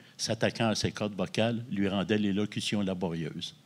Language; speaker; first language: French; native; French